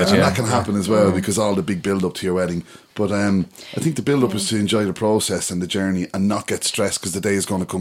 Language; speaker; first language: English; native; English